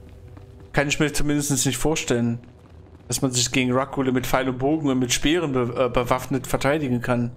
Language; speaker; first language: German; native; German